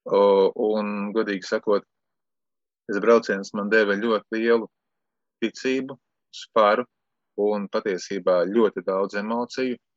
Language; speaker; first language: Latvian; native; Latvian